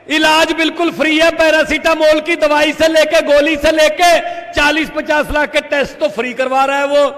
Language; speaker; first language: Hindi; native; Hindi